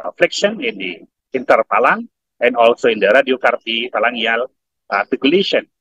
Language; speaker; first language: English; non-native, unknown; Indonesian